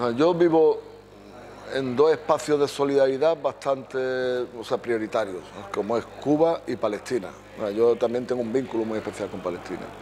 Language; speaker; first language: Spanish; native; Spanish